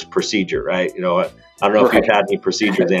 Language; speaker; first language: English; native; English